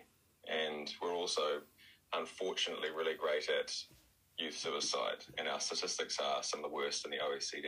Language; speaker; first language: English; native; English